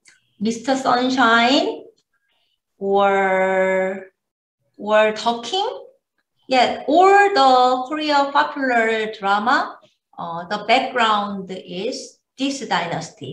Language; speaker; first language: English; non-native, learner; Korean